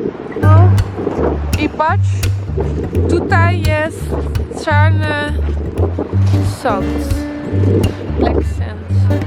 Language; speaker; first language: Polish; early bilingual, heritage; Dutch